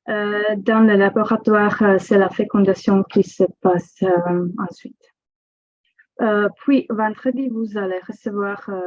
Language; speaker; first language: French; non-native, fluent; Czech